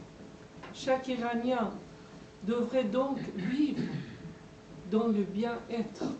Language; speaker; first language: French; non-native, fluent; Persian